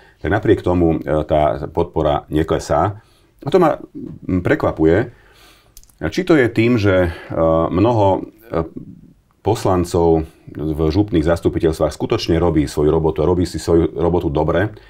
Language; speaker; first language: Slovak; non-native, local second language; Hungarian